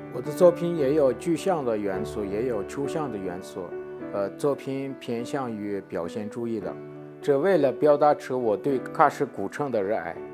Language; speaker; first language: Chinese; native; Chinese